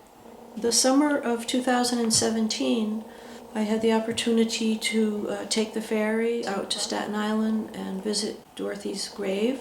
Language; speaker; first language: English; native; English